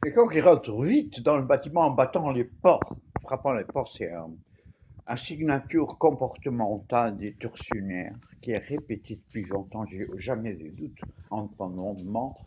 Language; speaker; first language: French; non-native, fluent; Portuguese